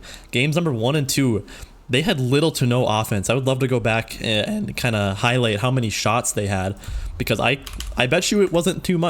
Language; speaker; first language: English; native; English